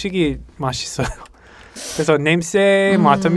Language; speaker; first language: Korean; non-native, learner; English